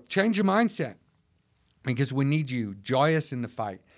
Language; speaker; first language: English; native; English